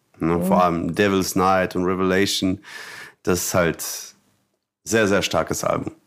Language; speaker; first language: German; non-native, fluent; Russian